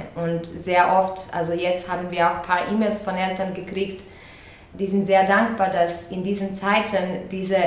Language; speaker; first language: German; non-native, fluent; Croatian